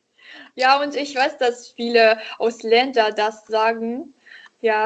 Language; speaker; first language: German; non-native, learner; Italian